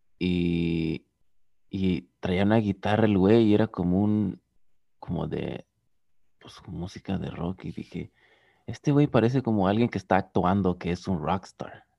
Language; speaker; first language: Spanish; early bilingual, heritage; Spanish